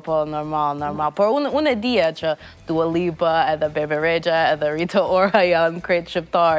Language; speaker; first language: Albanian; non-native, learner; English